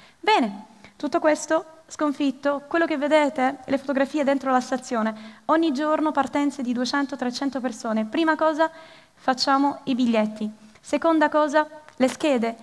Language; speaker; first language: Italian; early bilingual, other home language; Arabic